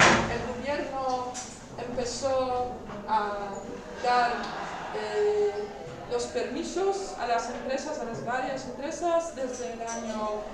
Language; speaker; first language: Spanish; non-native, learner; Polish